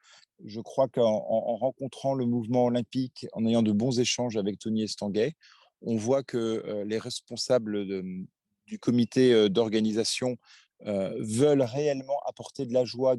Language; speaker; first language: French; native; French